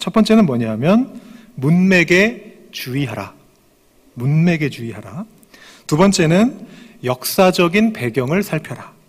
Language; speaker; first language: Korean; native; Korean